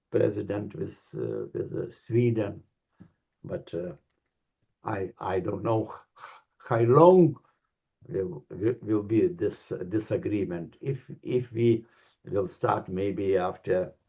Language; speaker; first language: English; non-native, learner; Lithuanian